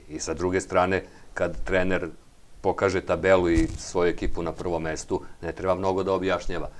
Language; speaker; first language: Serbian; native; Serbian